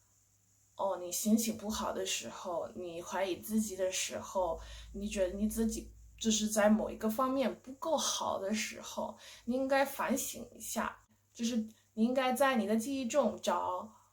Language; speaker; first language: Chinese; non-native, fluent; English